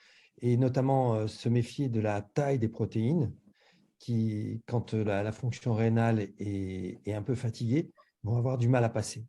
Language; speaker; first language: French; native; French